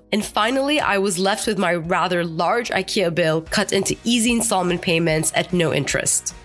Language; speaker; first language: English; non-native, fluent; Arabic